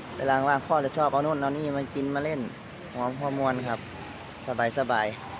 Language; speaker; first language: Thai; native; Thai